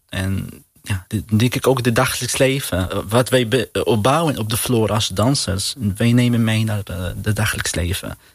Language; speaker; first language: Dutch; non-native, learner; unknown